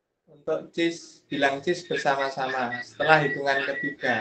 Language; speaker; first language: Indonesian; native; Indonesian